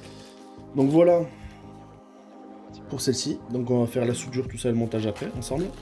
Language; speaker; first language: French; native; French